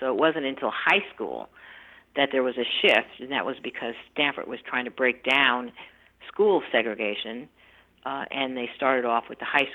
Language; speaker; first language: English; native; English